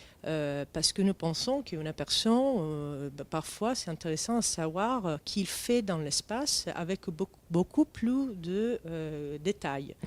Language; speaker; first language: French; non-native, fluent; Italian